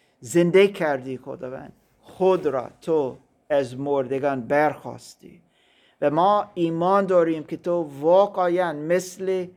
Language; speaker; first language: Persian; non-native, learner; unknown